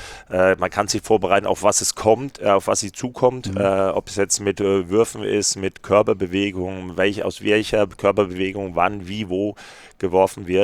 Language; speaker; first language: German; native; German